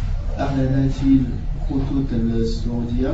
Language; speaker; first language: Arabic; non-native, learner; French